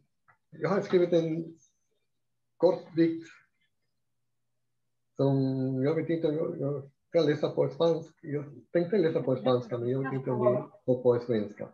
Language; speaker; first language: Swedish; non-native, fluent; Spanish